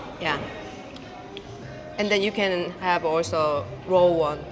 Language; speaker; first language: English; non-native, learner; Korean